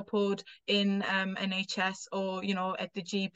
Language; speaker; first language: English; non-native, fluent; Turkish